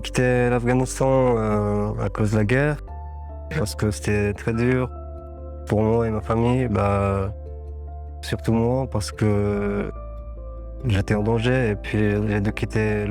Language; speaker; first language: French; non-native, fluent; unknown